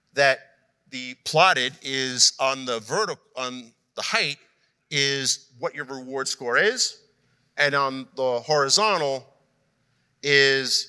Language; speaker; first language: English; native; English